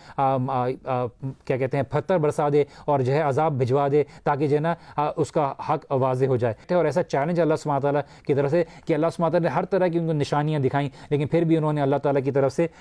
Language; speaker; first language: Urdu; native; Urdu